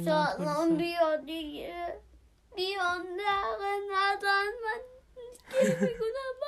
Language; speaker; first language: Persian; early bilingual, heritage; Persian